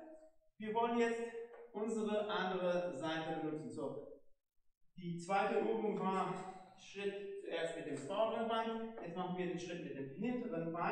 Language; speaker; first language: German; non-native, fluent; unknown